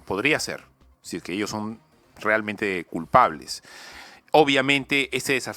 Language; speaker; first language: Spanish; native; Spanish